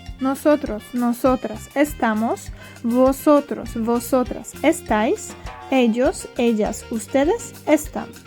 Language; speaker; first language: Spanish; non-native, fluent; Polish